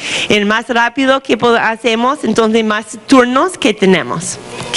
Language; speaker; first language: Spanish; non-native, fluent; English